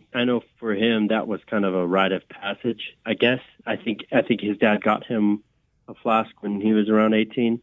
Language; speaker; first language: English; native; English